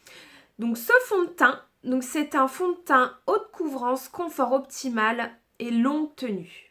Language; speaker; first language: French; native; French